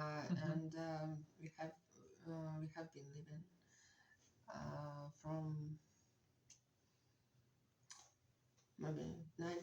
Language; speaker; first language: English; non-native, learner; Russian